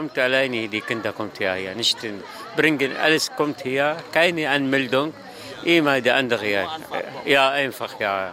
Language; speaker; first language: German; non-native, learner; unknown